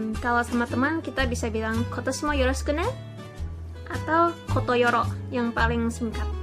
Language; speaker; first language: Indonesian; early bilingual, heritage; Indonesian